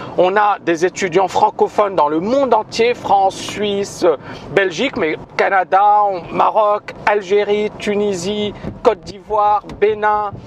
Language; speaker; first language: French; non-native, local second language; Arabic